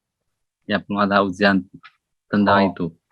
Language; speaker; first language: Indonesian; non-native, learner; Chinese